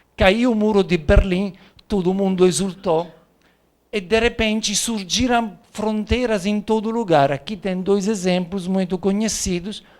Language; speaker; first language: Portuguese; non-native, fluent; Italian